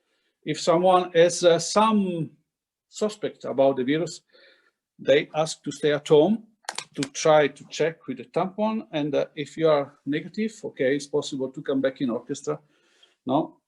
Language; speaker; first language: English; non-native, fluent; Italian